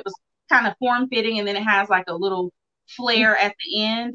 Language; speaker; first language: English; native; English